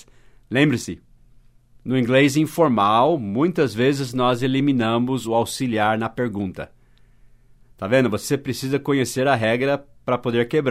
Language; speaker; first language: Portuguese; non-native, fluent; English